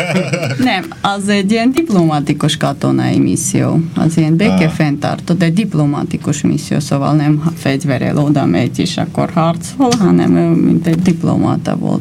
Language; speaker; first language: Hungarian; non-native, fluent; Armenian